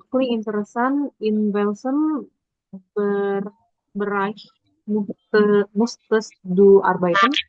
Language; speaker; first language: German; non-native, learner; Indonesian